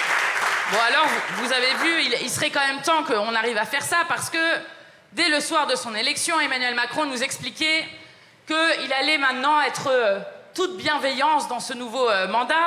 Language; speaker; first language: French; native; French